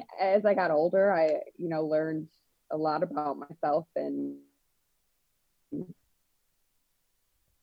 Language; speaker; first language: English; native; English